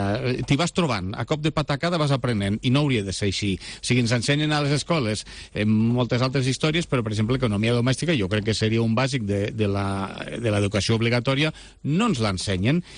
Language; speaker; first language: Catalan; native; Catalan